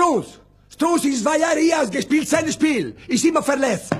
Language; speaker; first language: German; non-native, learner; Italian